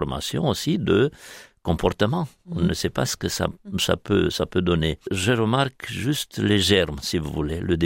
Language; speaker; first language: French; non-native, fluent; Romanian